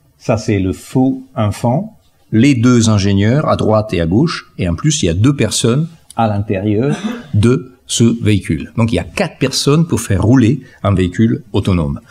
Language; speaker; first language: French; non-native, fluent; Italian